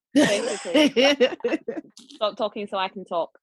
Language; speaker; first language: English; native; English